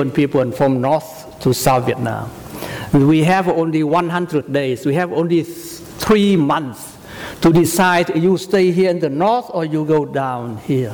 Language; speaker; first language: English; non-native, learner; Vietnamese